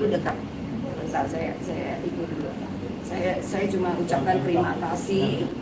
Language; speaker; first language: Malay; non-native, local second language; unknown